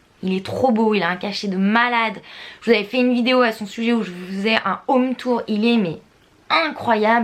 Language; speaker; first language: French; native; French